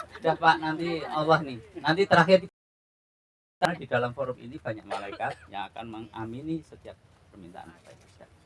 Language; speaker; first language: Indonesian; non-native, local second language; Javanese